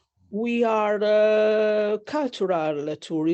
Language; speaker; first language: English; non-native, learner; Italian